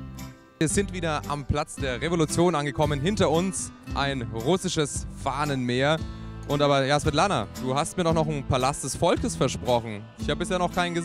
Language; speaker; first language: German; native; German